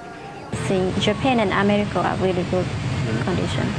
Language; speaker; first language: English; non-native, fluent; Vietnamese